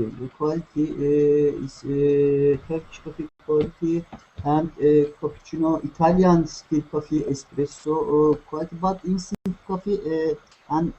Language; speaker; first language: English; non-native, learner; Turkish